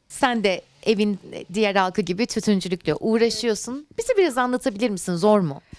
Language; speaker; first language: Turkish; native; Turkish